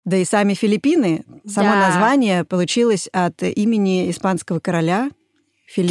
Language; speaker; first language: Russian; native; Russian